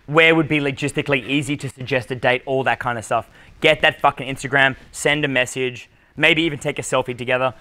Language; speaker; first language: English; native; English